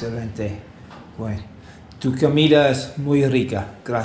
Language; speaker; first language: Spanish; non-native, learner; English